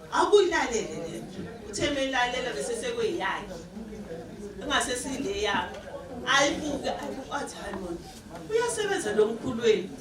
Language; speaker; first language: Zulu; native; Zulu